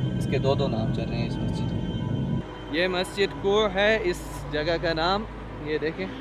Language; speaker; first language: Urdu; native; Urdu